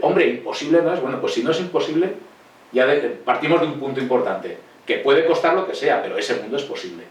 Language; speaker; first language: Spanish; native; Spanish